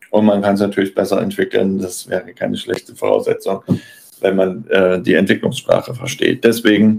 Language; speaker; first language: German; native; German